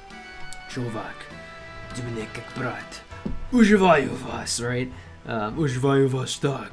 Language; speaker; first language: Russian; non-native, learner; English